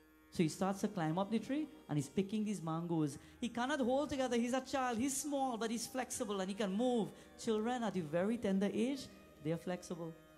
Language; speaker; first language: English; native; English